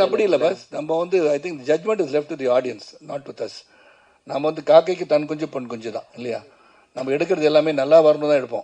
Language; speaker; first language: Tamil; native; Tamil